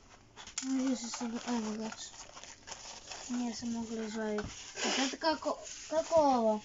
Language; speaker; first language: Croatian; early bilingual, heritage; Croatian